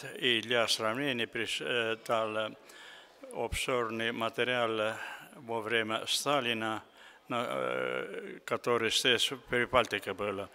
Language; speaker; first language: Russian; non-native, local second language; Estonian